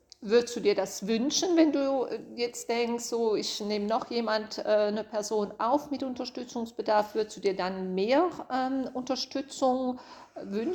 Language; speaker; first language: German; native; German